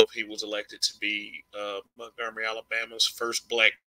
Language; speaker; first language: English; native; English